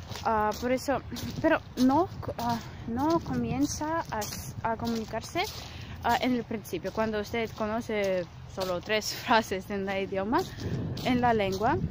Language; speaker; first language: Spanish; non-native, fluent; Russian